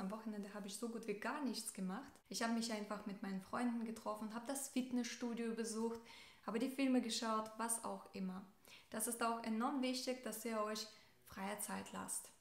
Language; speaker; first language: German; non-native, fluent; Russian